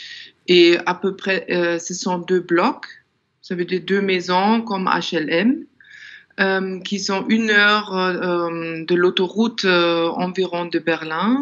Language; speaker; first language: French; non-native, fluent; German